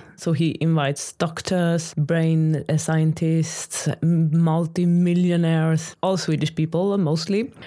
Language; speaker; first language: English; non-native, fluent; Swedish